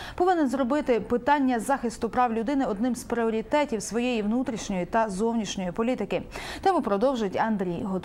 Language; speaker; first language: Ukrainian; native; Ukrainian